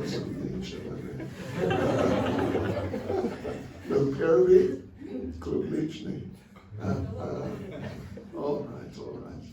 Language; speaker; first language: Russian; non-native, learner; English